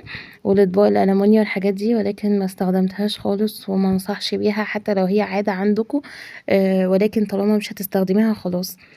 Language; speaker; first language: Arabic; native; Arabic